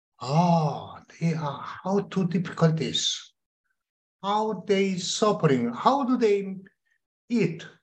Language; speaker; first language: English; non-native, learner; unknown